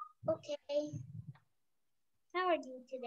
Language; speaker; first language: English; non-native, learner; Vietnamese